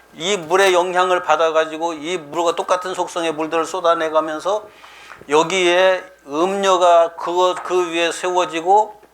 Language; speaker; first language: Korean; native; Korean